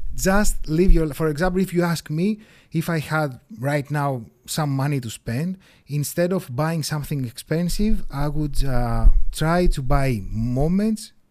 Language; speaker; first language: English; non-native, fluent; Greek